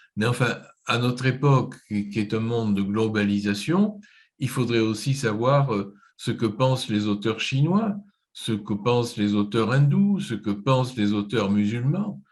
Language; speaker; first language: French; native; French